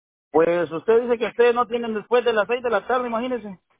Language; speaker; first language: Spanish; native; Spanish